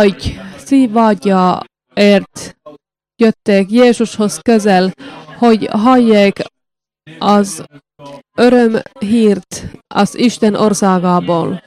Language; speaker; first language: Hungarian; non-native, learner; Finnish